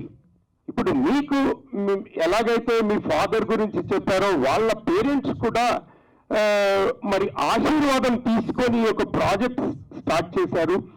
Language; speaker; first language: Telugu; native; Telugu